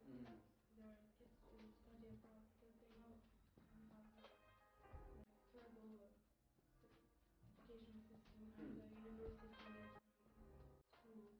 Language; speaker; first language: English; non-native, learner; Arabic